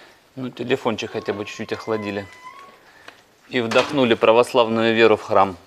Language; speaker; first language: Russian; native; Russian